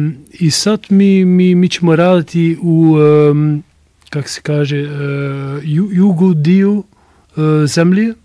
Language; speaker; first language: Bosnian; non-native, learner; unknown